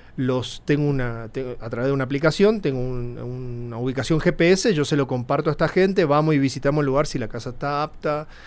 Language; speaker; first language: Spanish; native; Spanish